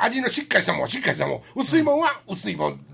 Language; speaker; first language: Japanese; native; Japanese